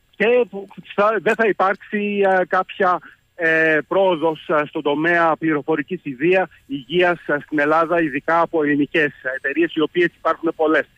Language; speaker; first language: Greek; early bilingual, heritage; Greek